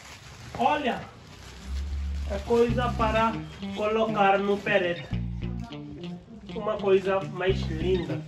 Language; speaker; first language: Portuguese; non-native, learner; Hindi